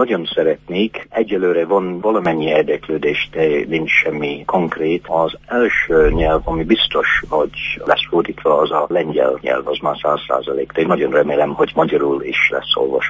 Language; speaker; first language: Hungarian; non-native, fluent; English